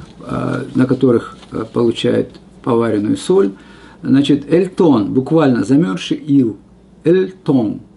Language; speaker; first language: Russian; non-native, local second language; Kazakh